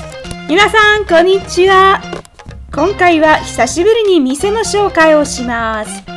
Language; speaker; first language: Japanese; non-native, fluent; Russian